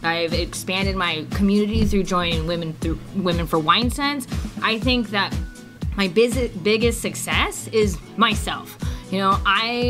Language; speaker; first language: English; native; English